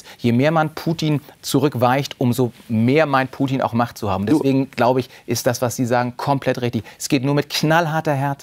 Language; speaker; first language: German; native; German